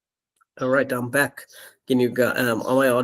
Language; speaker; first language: English; non-native, fluent; Bangla